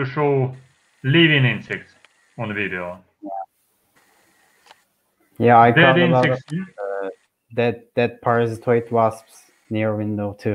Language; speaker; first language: English; non-native, learner; Turkish